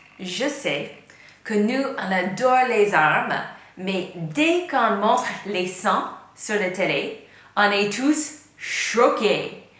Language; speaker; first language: French; non-native, fluent; English